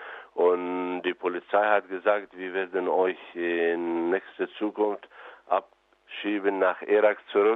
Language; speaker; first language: German; non-native, fluent; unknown